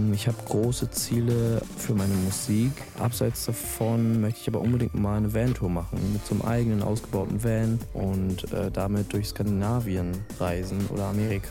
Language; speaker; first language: German; native; German